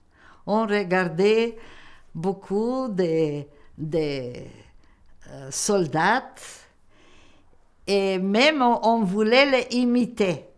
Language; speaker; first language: French; non-native, local second language; Macedonian